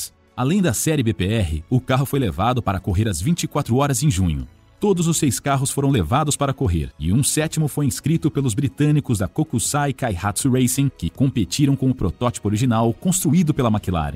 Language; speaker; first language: Portuguese; native; Portuguese